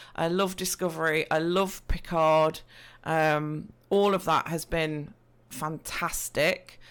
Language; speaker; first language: English; native; English